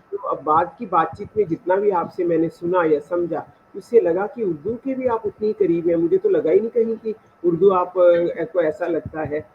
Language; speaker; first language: Hindi; native; Hindi